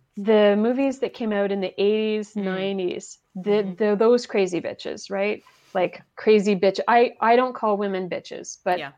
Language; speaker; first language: English; non-native, fluent; French